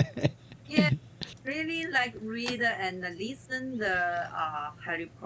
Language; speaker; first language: English; non-native, learner; Chinese